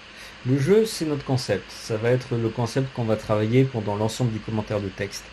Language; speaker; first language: French; native; French